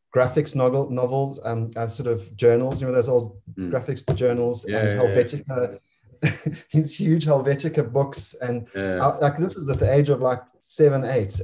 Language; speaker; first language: English; native; English